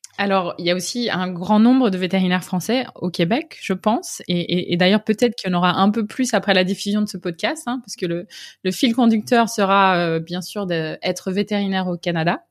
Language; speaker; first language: French; native; French